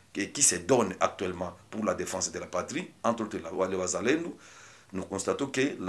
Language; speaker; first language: French; non-native, local second language; Swahili